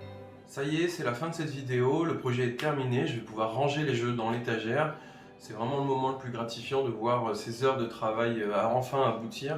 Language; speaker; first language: French; native; French